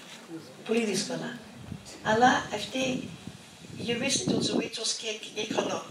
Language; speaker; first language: Greek; early bilingual, heritage; English